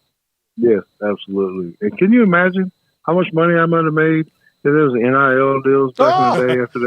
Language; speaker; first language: English; native; English